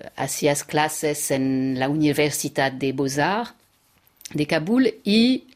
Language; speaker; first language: Spanish; non-native, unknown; French